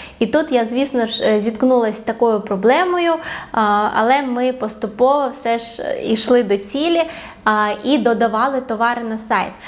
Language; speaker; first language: Ukrainian; non-native, local second language; Russian